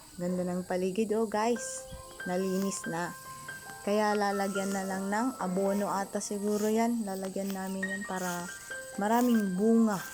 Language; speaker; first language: Filipino; non-native, local second language; Iloko